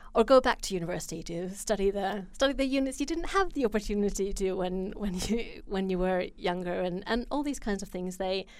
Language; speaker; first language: English; non-native, fluent; Finnish